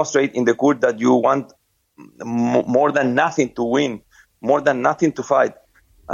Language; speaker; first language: English; non-native, fluent; Spanish